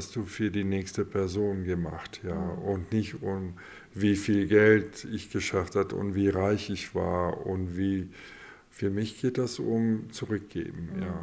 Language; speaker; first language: German; non-native, local second language; Afrikaans